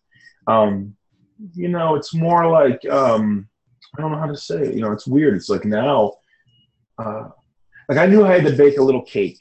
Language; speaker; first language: English; native; English